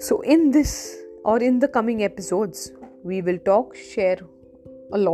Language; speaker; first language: English; non-native, local second language; Hindi